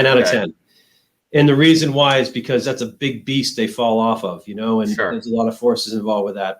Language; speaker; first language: English; native; English